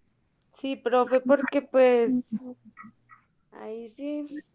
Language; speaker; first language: Spanish; native; Spanish